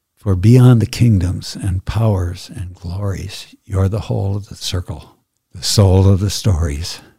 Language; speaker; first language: English; native; English